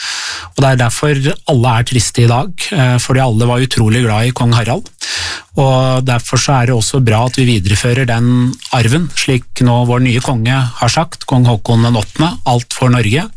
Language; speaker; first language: Norwegian; native; Norwegian